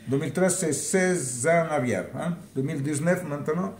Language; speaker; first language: French; non-native, learner; Italian